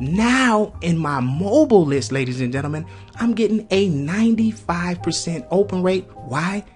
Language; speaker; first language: English; native; English